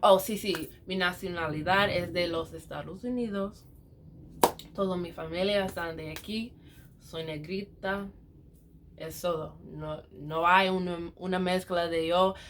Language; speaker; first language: Spanish; non-native, learner; English